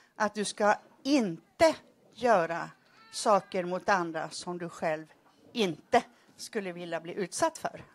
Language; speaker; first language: Swedish; native; Swedish